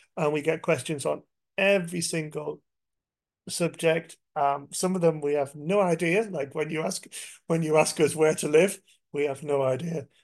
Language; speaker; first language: English; native; English